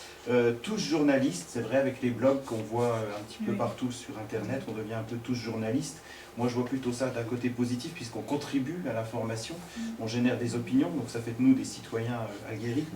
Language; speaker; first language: French; native; French